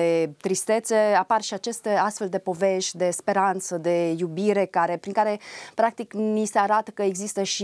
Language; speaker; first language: Romanian; native; Romanian